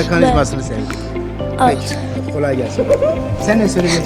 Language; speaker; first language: Turkish; native; Turkish